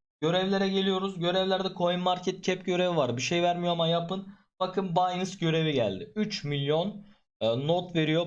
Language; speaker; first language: Turkish; native; Turkish